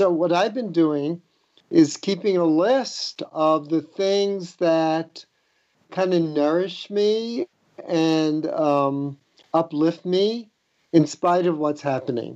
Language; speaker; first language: English; native; English